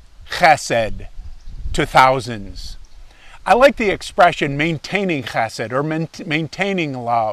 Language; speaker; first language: English; native; English